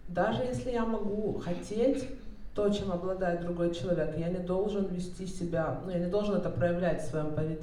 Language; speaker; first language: Russian; native; Russian